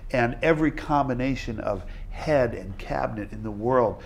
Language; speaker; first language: English; native; English